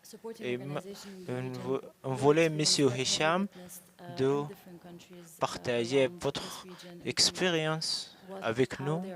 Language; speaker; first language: French; non-native, learner; Arabic